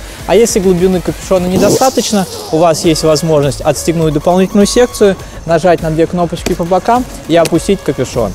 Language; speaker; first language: Russian; native; Russian